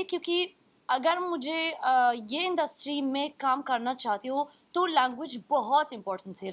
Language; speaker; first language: Hindi; non-native, learner; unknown